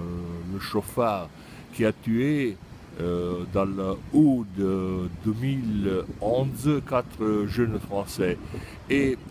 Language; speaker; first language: French; non-native, fluent; Italian